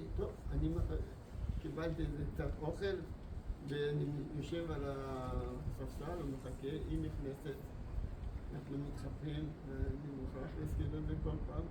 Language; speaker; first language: Hebrew; non-native, fluent; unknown